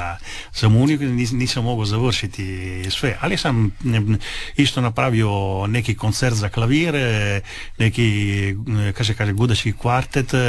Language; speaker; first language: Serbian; early bilingual, heritage; Italian